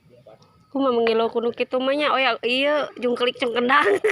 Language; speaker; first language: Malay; non-native, local second language; Sundanese